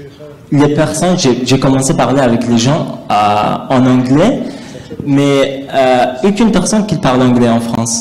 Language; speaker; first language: French; non-native, learner; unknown